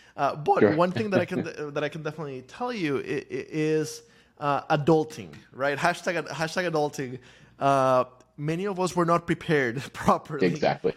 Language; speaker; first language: English; non-native, fluent; Spanish